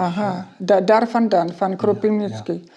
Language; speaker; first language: Dutch; non-native, learner; Ukrainian